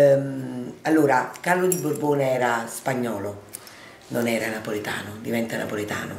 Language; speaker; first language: Italian; native; Italian